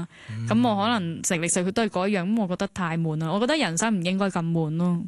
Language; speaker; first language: Cantonese; native; Cantonese